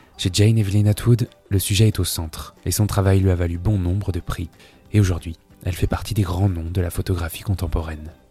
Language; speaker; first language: French; native; French